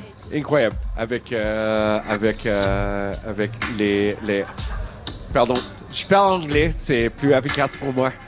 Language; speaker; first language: French; non-native, learner; English